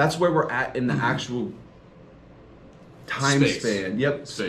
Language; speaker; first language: English; native; English